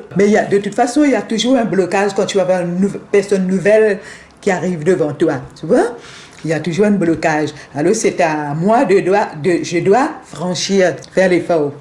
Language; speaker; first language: French; non-native, local second language; Morisyen